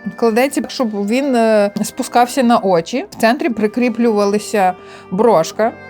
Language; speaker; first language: Ukrainian; native; Ukrainian